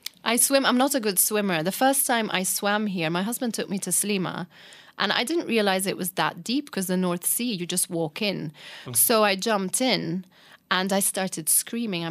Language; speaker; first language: English; early bilingual, other home language; Italian